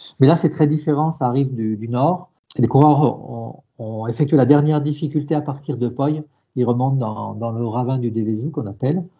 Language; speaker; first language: French; native; French